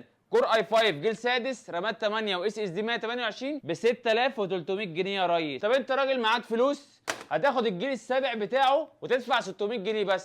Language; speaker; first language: Arabic; native; Arabic